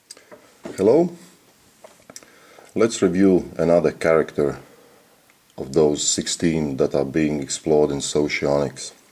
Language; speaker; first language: English; non-native, fluent; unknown